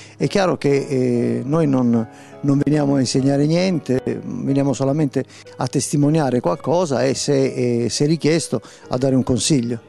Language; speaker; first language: Italian; native; Italian